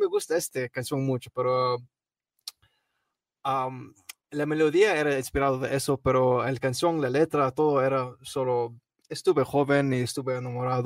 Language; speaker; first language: Spanish; non-native, learner; Arabic